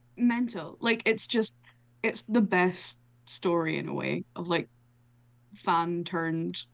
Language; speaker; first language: English; native; English